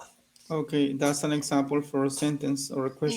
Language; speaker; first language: English; non-native, learner; Spanish